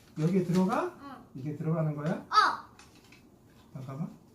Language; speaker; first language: Korean; native; Korean